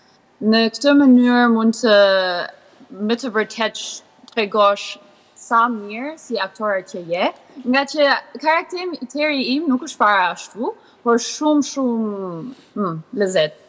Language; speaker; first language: Albanian; early bilingual, heritage; Albanian